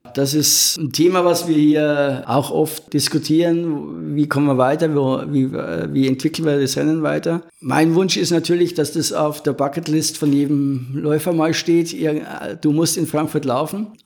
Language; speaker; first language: German; native; German